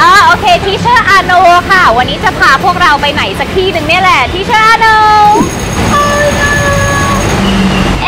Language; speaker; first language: Thai; early bilingual, heritage; Thai